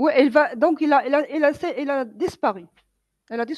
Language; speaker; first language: French; non-native, local second language; Arabic